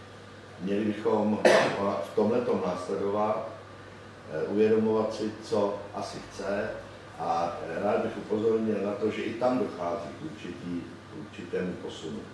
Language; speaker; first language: Czech; native; Czech